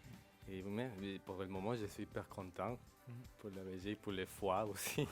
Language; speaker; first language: French; non-native, local second language; Spanish